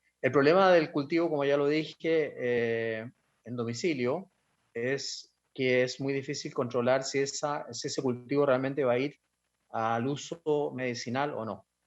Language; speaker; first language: Spanish; native; Spanish